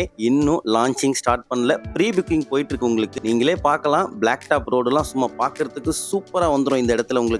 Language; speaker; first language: Tamil; native; Tamil